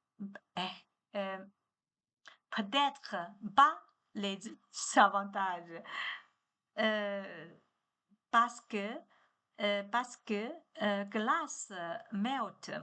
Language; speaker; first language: French; non-native, learner; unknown